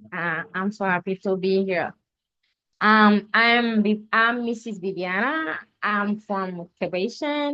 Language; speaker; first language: English; non-native, learner; French